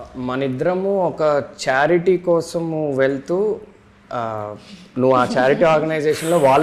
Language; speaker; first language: Telugu; native; Telugu